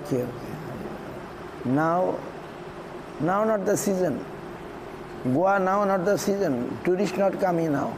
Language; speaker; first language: English; non-native, local second language; Bangla